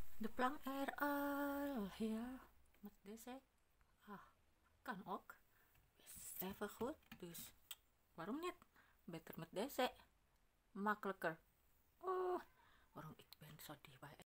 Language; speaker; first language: Dutch; non-native, learner; Indonesian